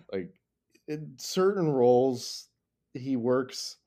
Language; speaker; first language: English; native; English